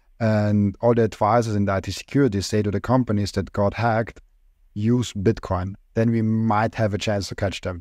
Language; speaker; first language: English; non-native, fluent; German